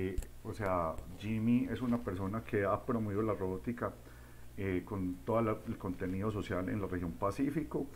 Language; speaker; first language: Spanish; native; Spanish